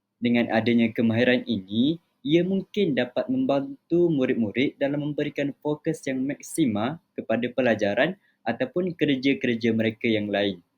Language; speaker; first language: Malay; native; Malay